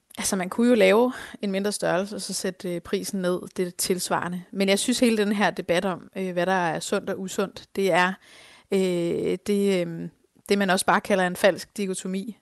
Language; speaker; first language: Danish; native; Danish